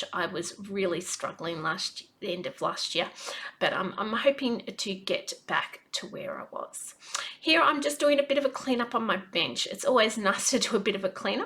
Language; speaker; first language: English; native; English